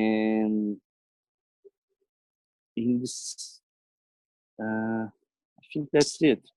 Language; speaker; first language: English; non-native, learner; Portuguese